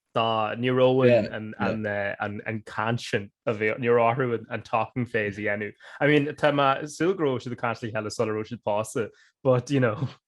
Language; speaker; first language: Irish; native; Irish